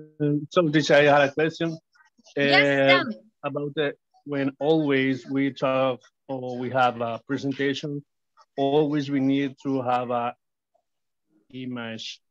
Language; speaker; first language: English; non-native, learner; Spanish